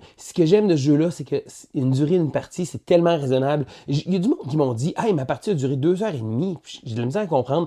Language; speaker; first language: French; native; French